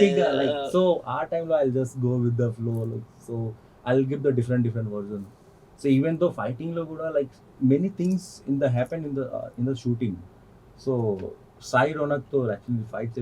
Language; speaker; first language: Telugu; non-native, local second language; Hindi